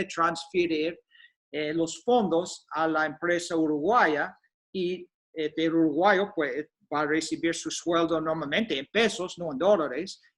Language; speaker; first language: Spanish; non-native, fluent; English